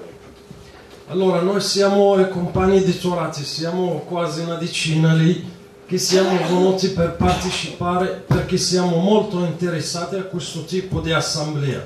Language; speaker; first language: Italian; non-native, fluent; Arabic